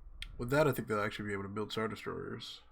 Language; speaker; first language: English; native; English